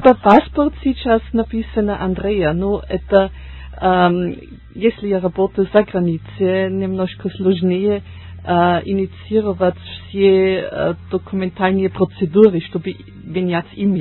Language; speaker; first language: Russian; non-native, learner; German